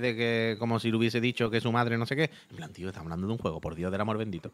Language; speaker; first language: Spanish; native; Spanish